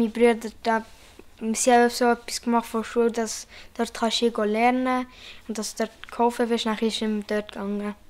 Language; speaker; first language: German; non-native, local second language; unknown